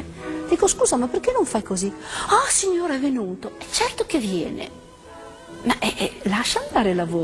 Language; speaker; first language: Italian; native; Italian